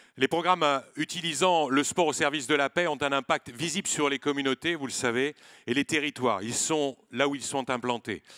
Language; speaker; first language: French; native; French